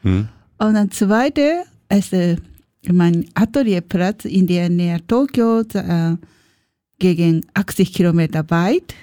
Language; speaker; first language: German; non-native, learner; Japanese